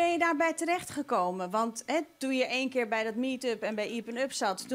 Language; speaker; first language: Dutch; non-native, local second language; Western Frisian